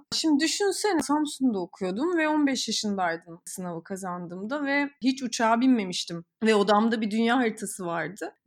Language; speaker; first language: Turkish; native; Turkish